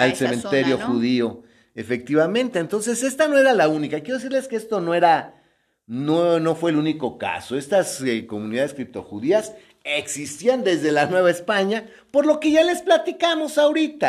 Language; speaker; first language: Spanish; native; Spanish